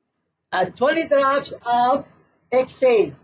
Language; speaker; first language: English; non-native, fluent; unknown